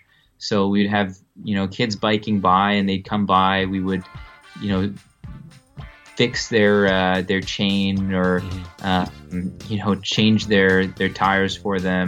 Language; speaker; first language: English; native; English